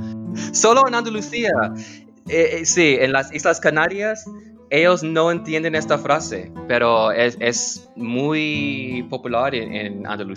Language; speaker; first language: Spanish; non-native, learner; English